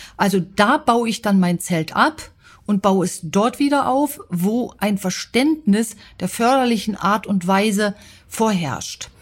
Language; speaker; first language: German; native; German